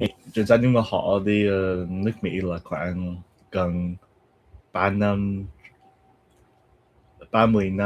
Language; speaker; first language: Vietnamese; non-native, learner; English